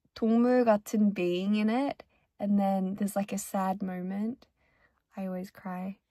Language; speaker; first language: English; early bilingual, other home language; Korean